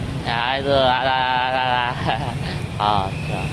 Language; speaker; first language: Chinese; native; Chinese